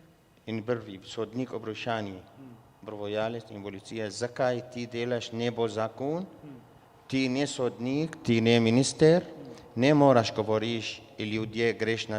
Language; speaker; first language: Slovenian; non-native, learner; Arabic